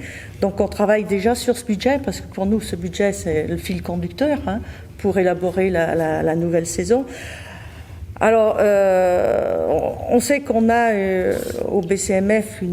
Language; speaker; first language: French; native; French